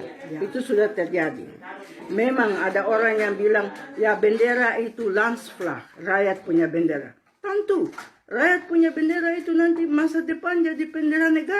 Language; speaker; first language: Indonesian; non-native, local second language; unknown